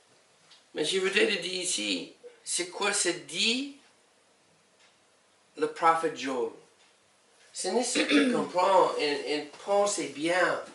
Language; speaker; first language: French; non-native, learner; English